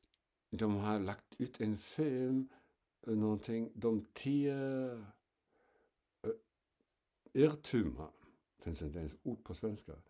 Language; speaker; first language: Swedish; non-native, fluent; German